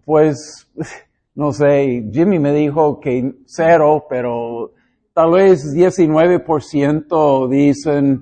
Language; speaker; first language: Spanish; non-native, fluent; English